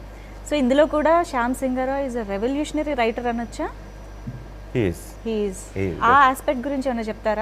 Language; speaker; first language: Telugu; native; Telugu